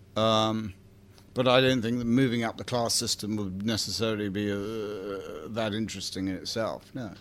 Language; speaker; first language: English; native; English